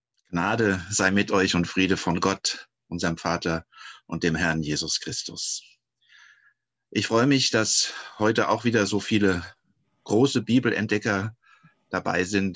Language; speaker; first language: German; native; German